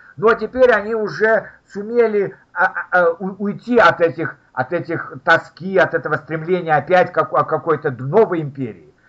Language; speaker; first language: Russian; native; Russian